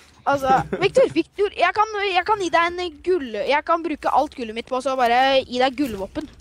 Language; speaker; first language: Norwegian; native; Norwegian